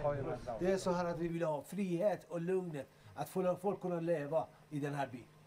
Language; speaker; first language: Swedish; non-native, learner; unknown